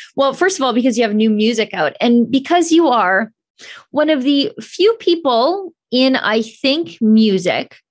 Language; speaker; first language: English; native; English